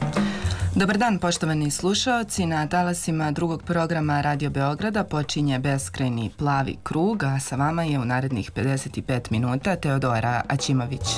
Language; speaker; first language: Serbian; native; Serbian